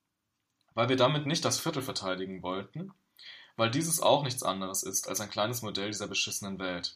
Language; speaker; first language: German; native; German